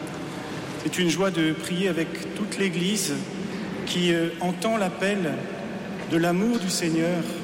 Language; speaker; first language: French; native; French